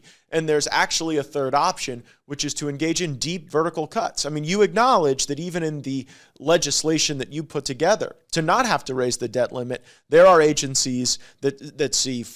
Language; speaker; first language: English; native; English